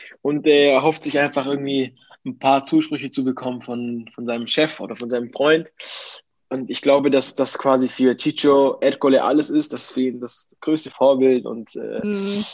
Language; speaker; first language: German; early bilingual, other home language; Italian